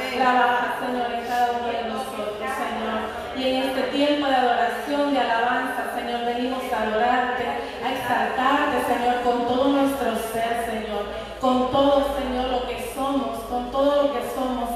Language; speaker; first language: Spanish; native; Spanish